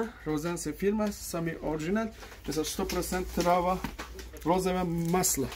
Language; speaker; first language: Russian; non-native, learner; Turkish